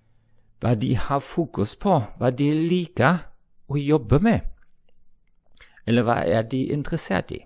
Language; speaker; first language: Norwegian; non-native, fluent; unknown